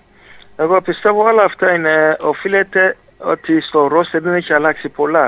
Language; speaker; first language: Greek; non-native, fluent; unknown